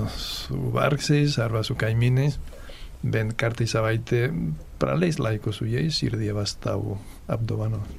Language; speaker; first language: Lithuanian; non-native, fluent; Catalan